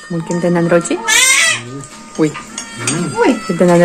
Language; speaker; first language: Indonesian; non-native, learner; Russian